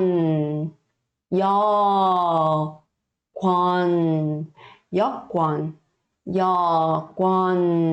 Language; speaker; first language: Korean; early bilingual, heritage; Korean